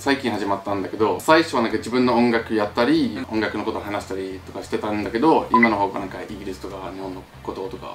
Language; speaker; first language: Japanese; non-native, fluent; English